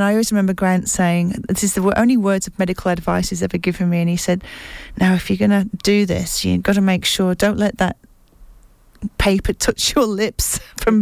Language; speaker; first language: English; native; English